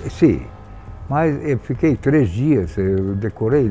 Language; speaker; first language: Portuguese; non-native, fluent; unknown